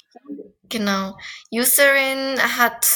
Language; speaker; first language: German; non-native, fluent; Korean